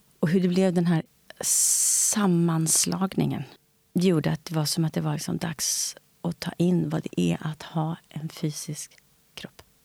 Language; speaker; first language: Swedish; native; Swedish